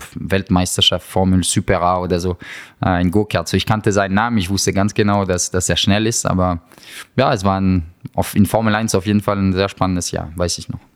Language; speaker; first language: German; non-native, fluent; French